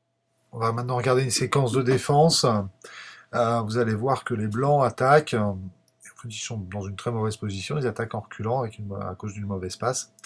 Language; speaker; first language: French; native; French